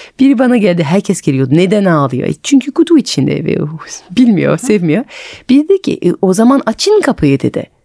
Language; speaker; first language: Turkish; non-native, fluent; French